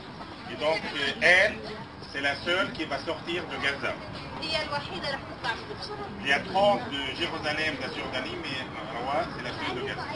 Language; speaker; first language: French; non-native, fluent; Arabic